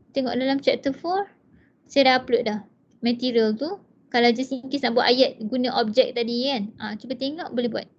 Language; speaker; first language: Malay; non-native, local second language; Chinese